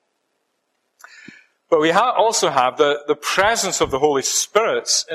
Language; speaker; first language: English; native; English